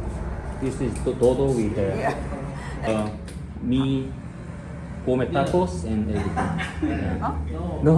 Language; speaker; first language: English; non-native, fluent; Korean